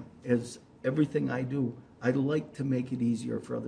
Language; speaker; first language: English; native; English